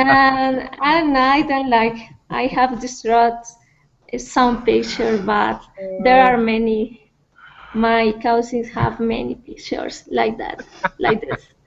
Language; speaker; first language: English; non-native, learner; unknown